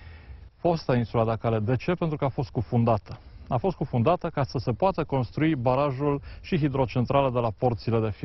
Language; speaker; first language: Romanian; native; Romanian